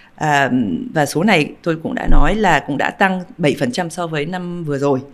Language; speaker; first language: Vietnamese; early bilingual, heritage; Vietnamese